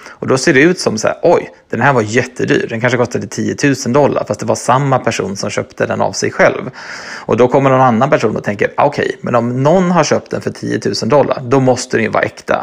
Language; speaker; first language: Swedish; native; Swedish